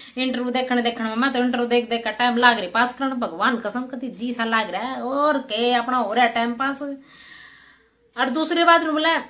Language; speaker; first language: Hindi; native; Hindi